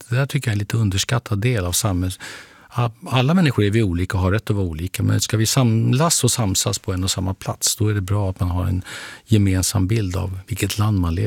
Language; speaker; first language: Swedish; native; Swedish